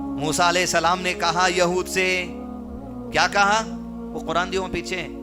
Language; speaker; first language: Urdu; native; Urdu